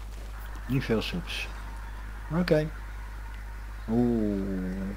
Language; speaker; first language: Dutch; native; Dutch